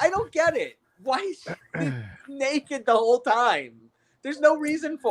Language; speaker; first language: English; native; English